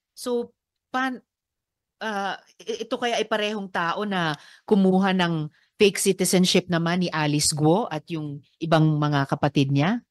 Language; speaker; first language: Filipino; native; Filipino